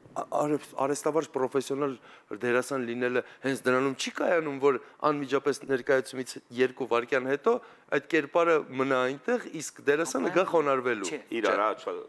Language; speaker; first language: Armenian; native; Armenian